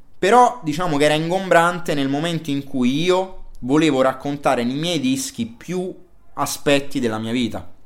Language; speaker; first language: Italian; native; Italian